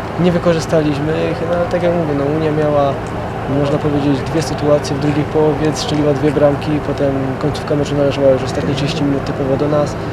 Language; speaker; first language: Polish; native; Polish